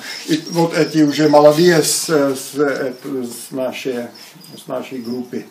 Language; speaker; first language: Russian; non-native, fluent; Czech